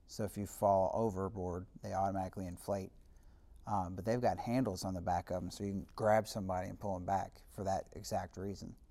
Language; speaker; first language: English; native; English